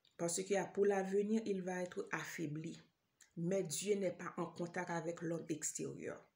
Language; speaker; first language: French; non-native, local second language; Haitian Creole